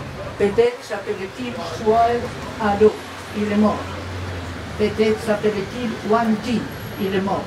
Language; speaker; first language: French; non-native, fluent; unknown